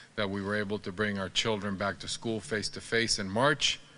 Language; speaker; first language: English; non-native, fluent; Spanish